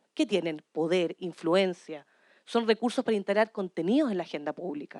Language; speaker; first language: Spanish; native; Spanish